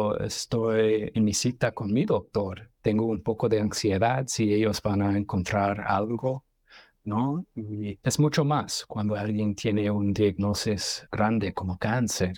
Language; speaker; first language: Spanish; non-native, fluent; English